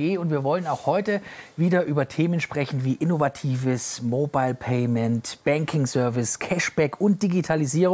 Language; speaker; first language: German; native; German